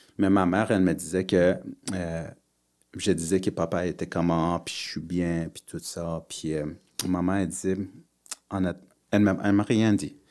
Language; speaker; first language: French; early bilingual, other home language; Persian